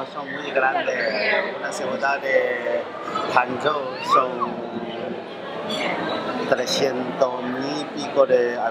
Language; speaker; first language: Spanish; non-native, learner; Chinese